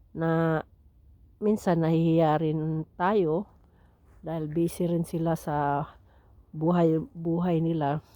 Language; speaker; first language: Filipino; non-native, local second language; Cebuano